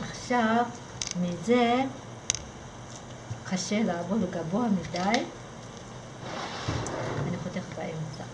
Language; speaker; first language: Hebrew; non-native, fluent; Russian